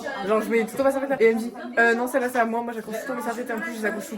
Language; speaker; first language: French; native; French